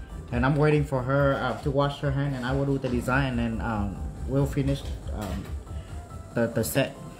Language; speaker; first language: English; non-native, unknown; Vietnamese